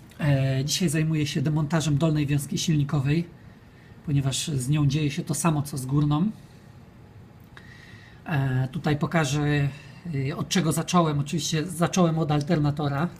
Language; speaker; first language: Polish; native; Polish